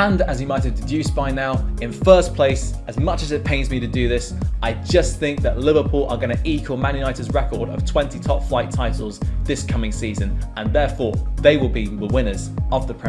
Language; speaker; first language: English; native; English